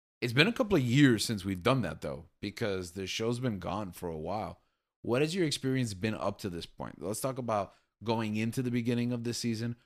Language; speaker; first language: English; native; English